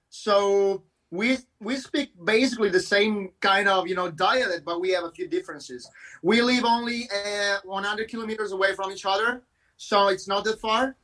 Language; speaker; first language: English; non-native, fluent; Italian